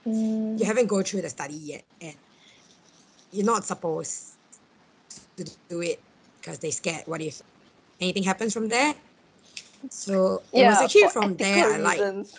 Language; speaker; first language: English; non-native, local second language; Cantonese